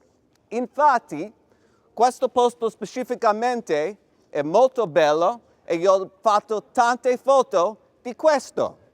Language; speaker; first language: Italian; non-native, fluent; English